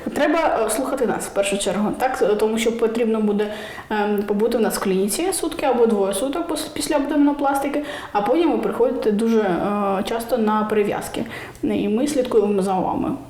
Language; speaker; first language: Ukrainian; non-native, local second language; Russian